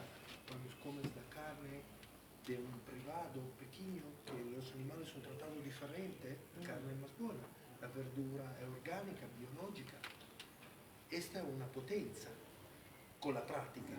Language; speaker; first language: Spanish; non-native, learner; Italian